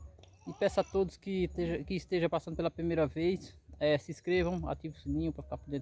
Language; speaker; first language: Portuguese; native; Portuguese